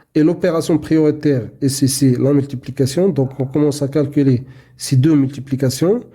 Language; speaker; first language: French; non-native, local second language; Arabic